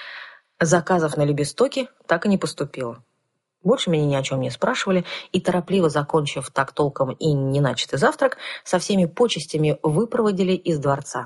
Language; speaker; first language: Russian; native; Russian